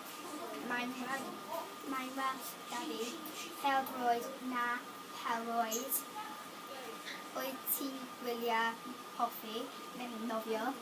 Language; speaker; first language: Welsh; non-native, local second language; English